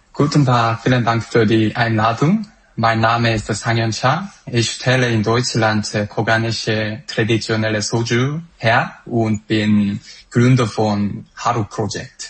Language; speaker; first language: German; non-native, fluent; Korean